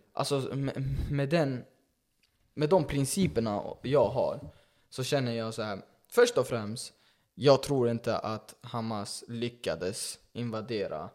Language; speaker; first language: Swedish; early bilingual, other home language; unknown